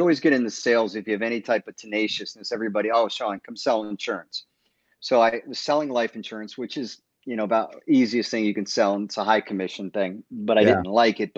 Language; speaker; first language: English; native; English